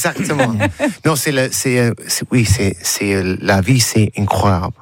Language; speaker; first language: French; non-native, learner; English